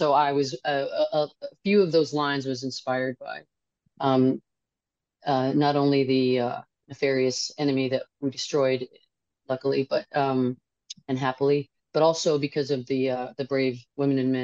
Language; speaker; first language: English; native; English